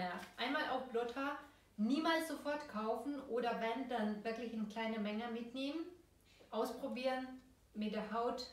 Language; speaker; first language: German; non-native, fluent; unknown